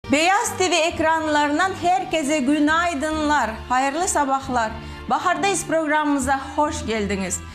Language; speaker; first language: Turkish; non-native, fluent; Turkmen